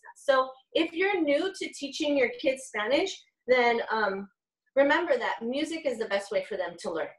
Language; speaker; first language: English; early bilingual, other home language; Spanish